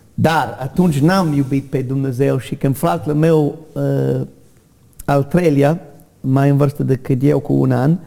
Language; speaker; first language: Romanian; non-native, learner; English